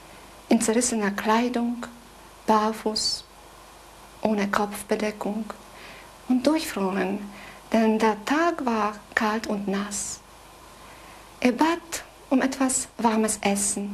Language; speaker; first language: German; non-native, fluent; Polish